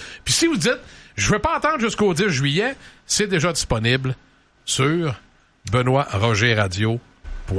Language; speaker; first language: French; native; French